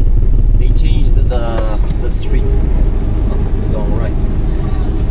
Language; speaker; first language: English; non-native, local second language; Italian